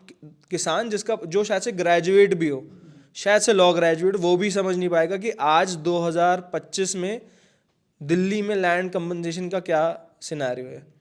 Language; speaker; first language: Hindi; native; Hindi